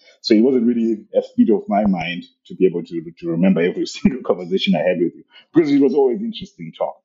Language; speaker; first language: English; non-native, local second language; Shona